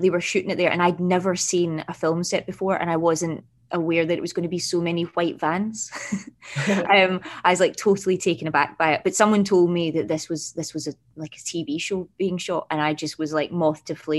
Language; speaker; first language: English; native; English